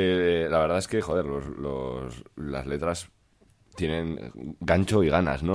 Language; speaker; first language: Spanish; native; Spanish